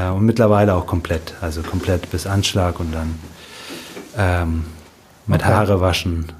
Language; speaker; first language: German; early bilingual, other home language; Russian